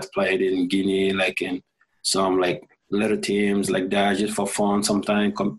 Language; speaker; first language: English; non-native, fluent; French